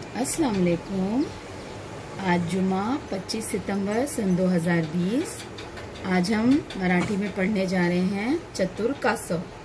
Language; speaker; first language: Urdu; native; Urdu